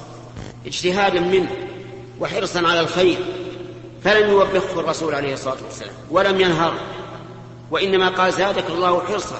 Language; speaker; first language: Arabic; native; Arabic